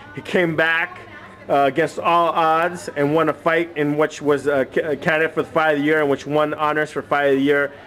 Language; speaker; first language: English; native; English